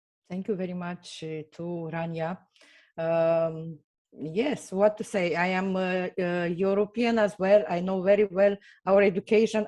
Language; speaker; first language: English; non-native, fluent; Romanian